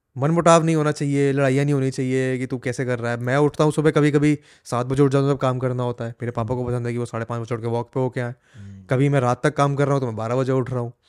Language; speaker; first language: Hindi; native; Hindi